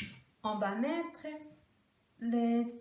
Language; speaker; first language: French; non-native, learner; Spanish